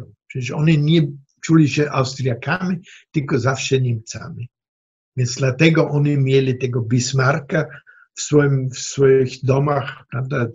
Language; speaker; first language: Polish; non-native, fluent; German